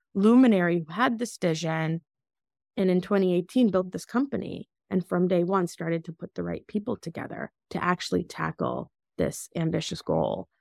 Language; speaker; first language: English; early bilingual, other home language; Russian